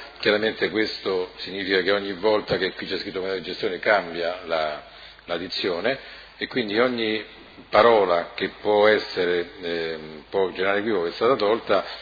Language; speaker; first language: Italian; native; Italian